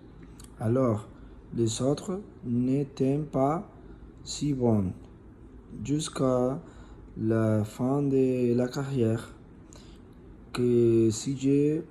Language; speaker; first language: French; non-native, learner; Spanish